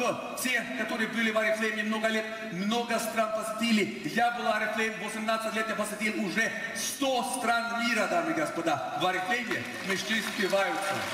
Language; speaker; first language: Russian; non-native, fluent; Swedish